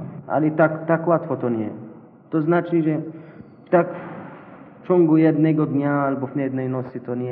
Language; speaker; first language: Polish; non-native, learner; Arabic